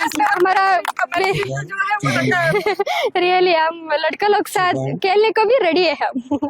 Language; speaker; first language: Hindi; non-native, local second language; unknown